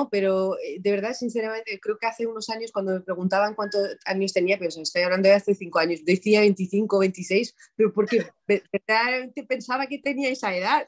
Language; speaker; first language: Spanish; non-native, fluent; Arabic